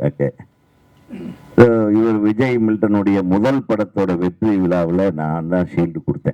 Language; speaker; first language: Tamil; native; Tamil